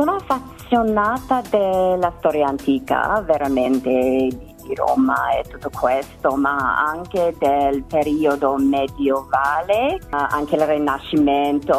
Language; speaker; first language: Italian; non-native, learner; English